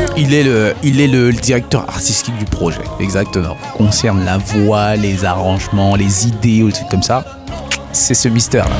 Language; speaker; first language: French; non-native, local second language; Haitian Creole